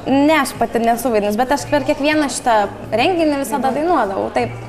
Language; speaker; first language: Lithuanian; native; Lithuanian